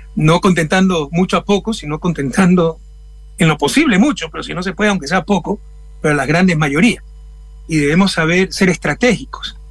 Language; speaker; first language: Spanish; native; Spanish